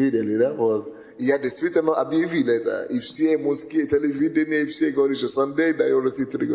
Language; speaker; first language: Russian; non-native, fluent; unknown